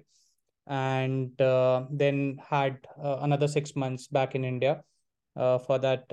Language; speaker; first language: English; non-native, local second language; Hindi